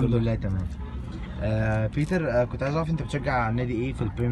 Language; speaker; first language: Arabic; native; Arabic